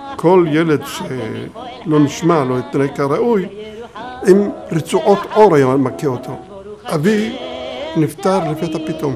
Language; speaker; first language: Hebrew; early bilingual, other home language; Arabic